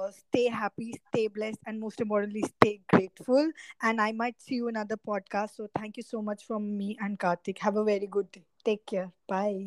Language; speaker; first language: English; non-native, local second language; Hindi